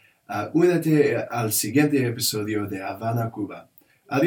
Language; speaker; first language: Spanish; non-native, learner; English